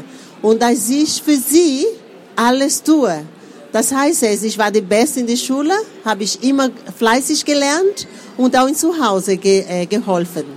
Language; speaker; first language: German; non-native, fluent; Portuguese